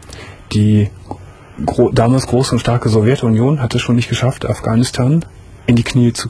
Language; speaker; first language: German; native; German